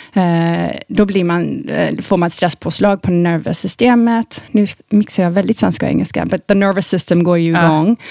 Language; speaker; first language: Swedish; early bilingual, heritage; Swedish